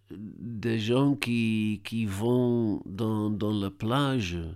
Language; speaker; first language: French; non-native, learner; Dutch